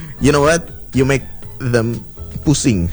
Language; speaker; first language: English; non-native, learner; Indonesian